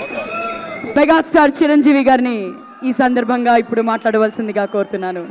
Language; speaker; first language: Telugu; native; Telugu